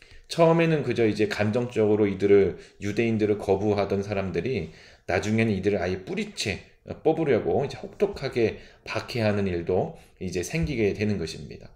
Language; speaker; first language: Korean; native; Korean